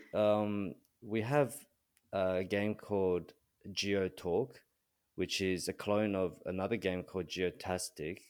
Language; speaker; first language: English; early bilingual, other home language; Korean